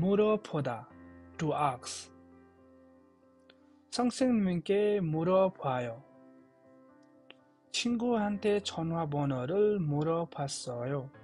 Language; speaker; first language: Korean; non-native, fluent; Nepali